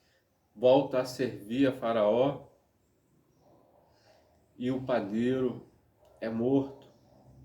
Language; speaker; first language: Portuguese; native; Portuguese